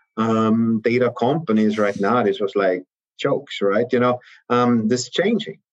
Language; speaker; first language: English; non-native, fluent; German